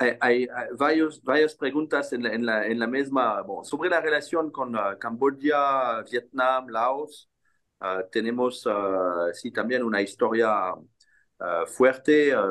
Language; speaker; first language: Spanish; non-native, fluent; French